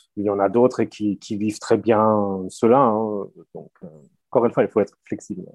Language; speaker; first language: French; non-native, fluent; German